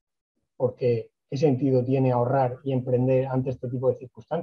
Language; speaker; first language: Spanish; native; Spanish